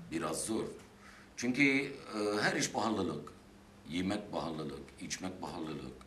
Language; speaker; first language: Turkish; non-native, fluent; Armenian